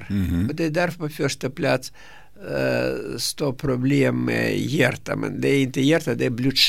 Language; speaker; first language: Swedish; non-native, fluent; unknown